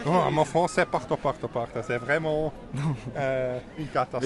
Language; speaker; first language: French; non-native, local second language; German